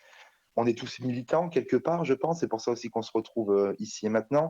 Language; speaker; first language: French; native; French